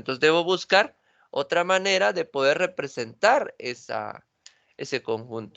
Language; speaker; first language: Spanish; native; Spanish